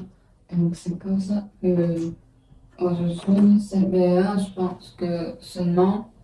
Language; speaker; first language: French; non-native, learner; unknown